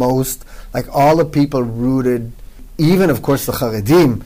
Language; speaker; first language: English; non-native, fluent; Hebrew